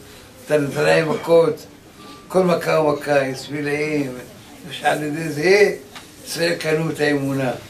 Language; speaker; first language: Hebrew; early bilingual, other home language; Arabic